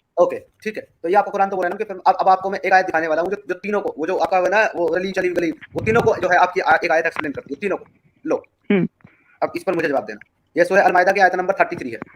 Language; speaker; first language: Urdu; native; Urdu